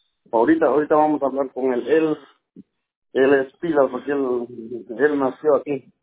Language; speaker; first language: Spanish; native; Spanish